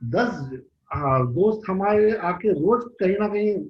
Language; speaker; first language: Hindi; non-native, local second language; Marathi